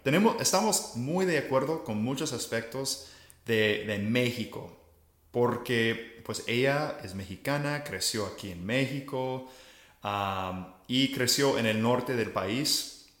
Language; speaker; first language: Spanish; non-native, fluent; English